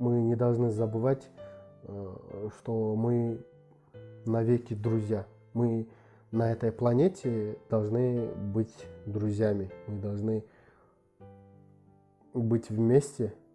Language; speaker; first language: Russian; non-native, local second language; Kyrgyz